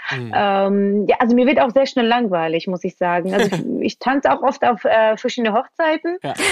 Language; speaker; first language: German; early bilingual, other home language; Georgian